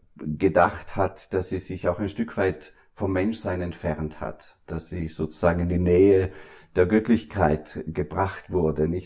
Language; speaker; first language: German; native; German